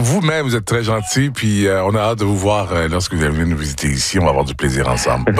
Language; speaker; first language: French; native; French